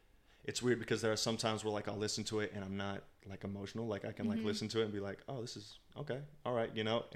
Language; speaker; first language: English; native; English